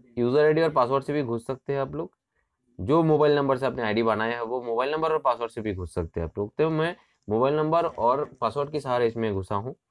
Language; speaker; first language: Hindi; non-native, local second language; Bangla